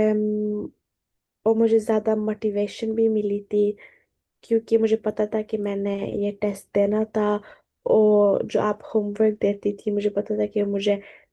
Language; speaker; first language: Hindi; early bilingual, heritage; Hindi